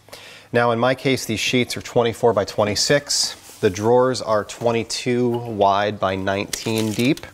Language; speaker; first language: English; native; English